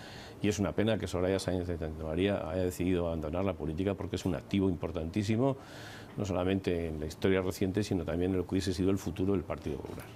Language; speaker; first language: Spanish; native; Spanish